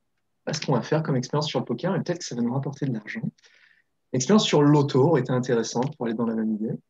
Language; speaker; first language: French; native; French